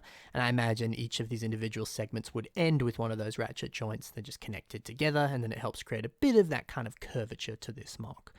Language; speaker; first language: English; native; English